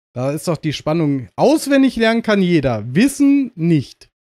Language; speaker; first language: German; native; German